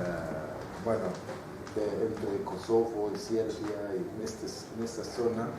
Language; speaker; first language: Spanish; non-native, fluent; Arabic